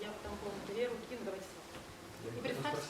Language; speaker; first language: Russian; native; Russian